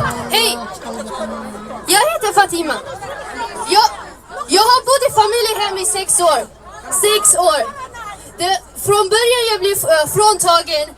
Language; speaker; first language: Swedish; early bilingual, other home language; Somali